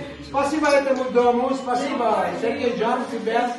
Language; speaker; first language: Russian; non-native, fluent; Armenian